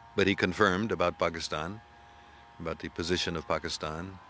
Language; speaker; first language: English; native; English